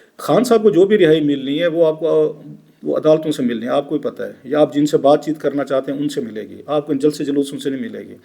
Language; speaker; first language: Urdu; non-native, local second language; Saraiki